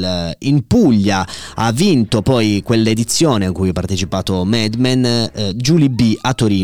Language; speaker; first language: Italian; native; Italian